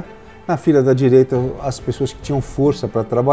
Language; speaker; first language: Portuguese; native; Portuguese